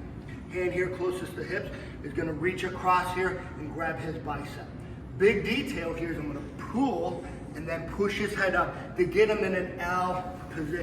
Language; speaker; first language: English; native; English